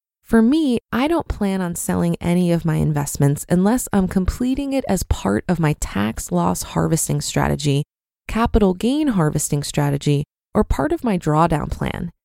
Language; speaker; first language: English; native; English